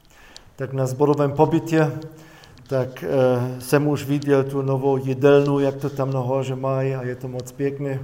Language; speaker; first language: Czech; non-native, fluent; German